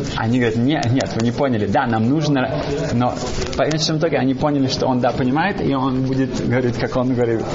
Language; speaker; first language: Russian; early bilingual, heritage; Russian